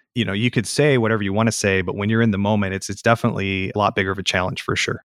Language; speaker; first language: English; native; English